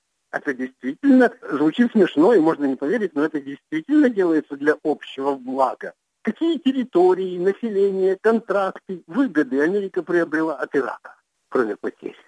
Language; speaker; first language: Russian; native; Russian